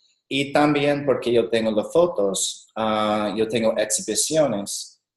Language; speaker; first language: Spanish; non-native, learner; English